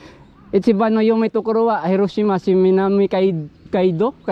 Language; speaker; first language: Japanese; non-native, learner; Filipino